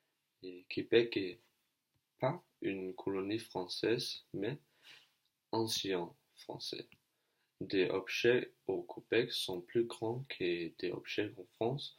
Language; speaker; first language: French; non-native, learner; Danish